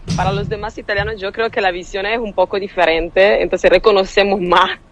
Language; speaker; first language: Spanish; non-native, fluent; Italian